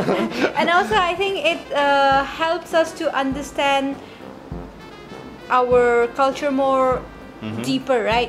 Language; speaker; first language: English; non-native, local second language; Manipuri